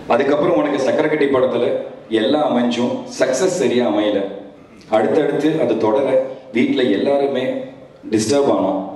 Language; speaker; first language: Tamil; native; Tamil